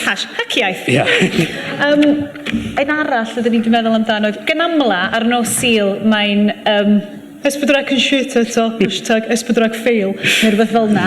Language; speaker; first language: Welsh; native; Welsh